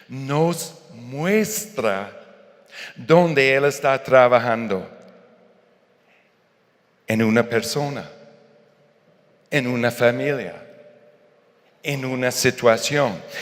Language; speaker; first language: Spanish; non-native, fluent; English